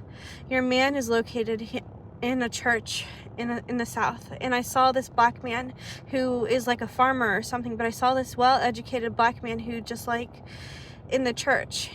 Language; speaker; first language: English; early bilingual, other home language; Arabic